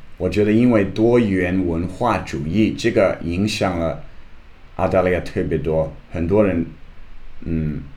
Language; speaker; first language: Chinese; non-native, learner; English